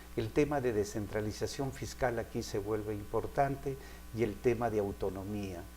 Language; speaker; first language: Spanish; native; Spanish